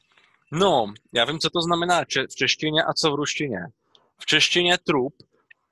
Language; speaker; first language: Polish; non-native, learner; Czech